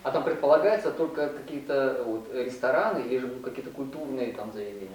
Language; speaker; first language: Russian; non-native, learner; Korean